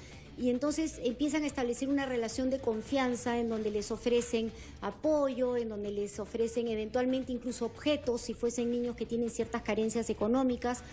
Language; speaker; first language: Spanish; native; Spanish